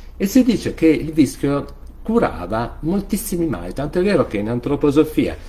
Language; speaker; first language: Italian; native; Italian